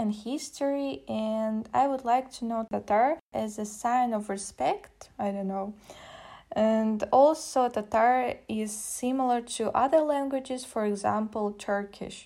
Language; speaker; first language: English; non-native, fluent; Russian